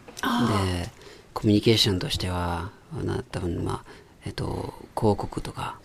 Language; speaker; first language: Japanese; non-native, learner; French